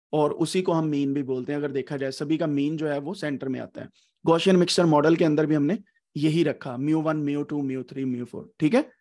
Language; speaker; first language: Urdu; non-native, local second language; Punjabi